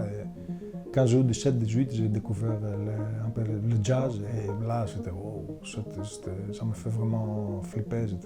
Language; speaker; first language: French; non-native, fluent; Greek